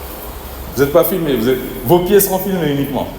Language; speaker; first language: French; native; French